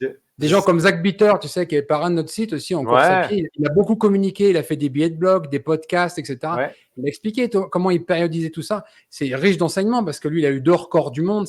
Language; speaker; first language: French; native; French